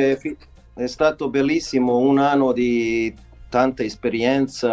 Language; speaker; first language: Italian; non-native, fluent; Serbian